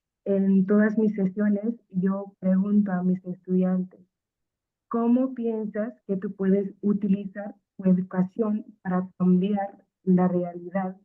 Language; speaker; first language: Spanish; non-native, fluent; Akan